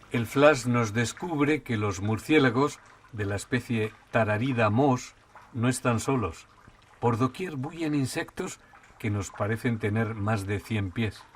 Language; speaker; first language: Spanish; native; Spanish